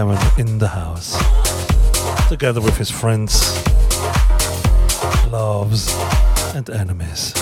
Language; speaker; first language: English; non-native, fluent; German